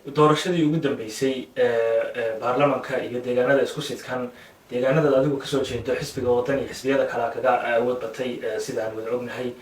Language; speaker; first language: Somali; native; Somali